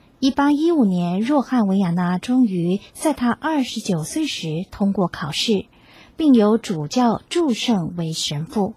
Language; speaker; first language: Chinese; native; Chinese